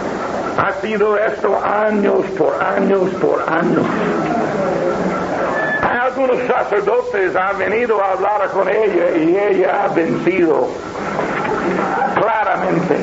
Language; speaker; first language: Spanish; non-native, learner; English